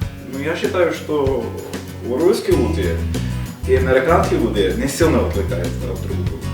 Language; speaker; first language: Russian; non-native, fluent; English